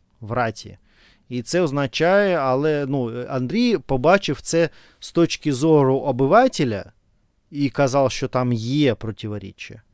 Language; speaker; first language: Ukrainian; non-native, fluent; Russian